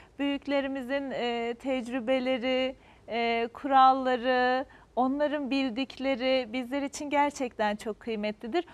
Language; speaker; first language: Turkish; native; Turkish